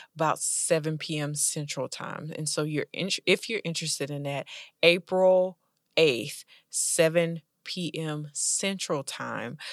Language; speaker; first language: English; native; English